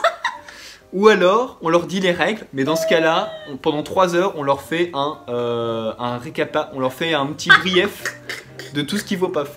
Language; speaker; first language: French; native; French